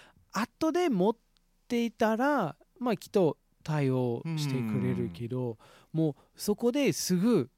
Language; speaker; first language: Japanese; non-native, fluent; English